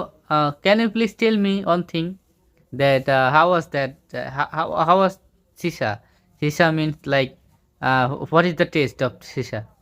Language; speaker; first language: English; non-native, fluent; Bangla